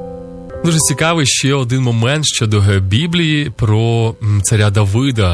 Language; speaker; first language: Ukrainian; native; Ukrainian